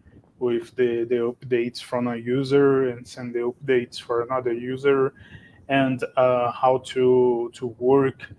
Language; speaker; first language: English; non-native, fluent; Portuguese